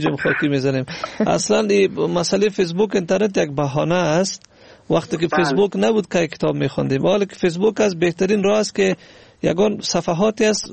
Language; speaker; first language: Persian; native; Persian